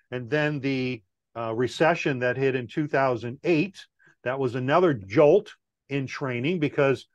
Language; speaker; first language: English; native; English